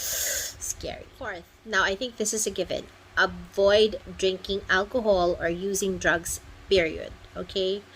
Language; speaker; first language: English; non-native, local second language; Filipino